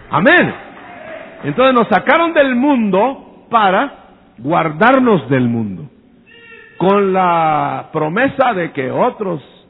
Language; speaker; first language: Spanish; native; Spanish